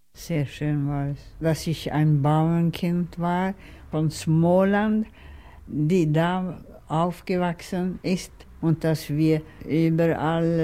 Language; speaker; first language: German; non-native, fluent; Swedish